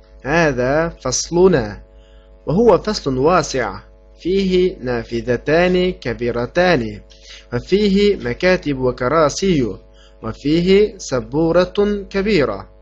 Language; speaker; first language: Arabic; non-native, fluent; Uyghur